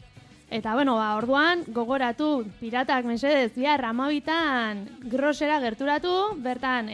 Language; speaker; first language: Basque; native; Basque